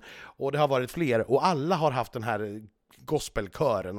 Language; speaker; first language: Swedish; native; Swedish